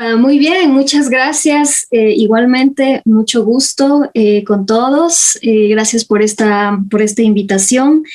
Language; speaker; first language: Spanish; non-native, local second language; Quechua